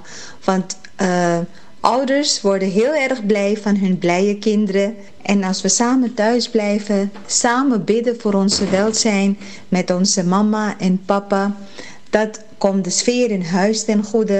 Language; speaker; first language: Dutch; early bilingual, heritage; Caribbean Hindustani